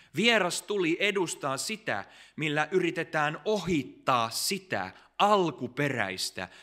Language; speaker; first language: Finnish; early bilingual, heritage; Finnish